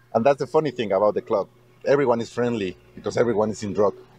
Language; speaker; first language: English; non-native, learner; Spanish